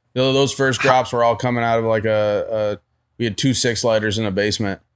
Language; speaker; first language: English; native; English